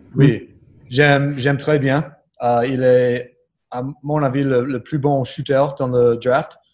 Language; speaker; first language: French; non-native, learner; English